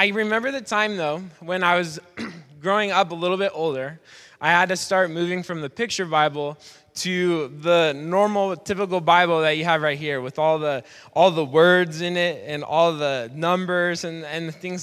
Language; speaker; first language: English; native; English